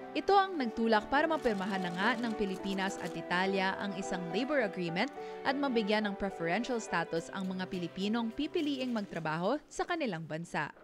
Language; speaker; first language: Filipino; native; Filipino